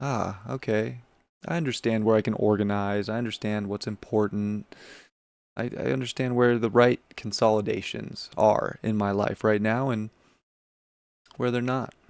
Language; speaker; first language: English; native; English